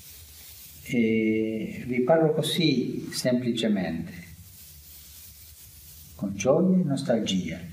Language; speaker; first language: Italian; early bilingual, heritage; Spanish